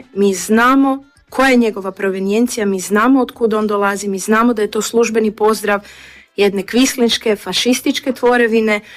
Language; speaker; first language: Croatian; native; Croatian